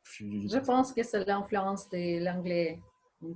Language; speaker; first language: French; non-native, learner; Ukrainian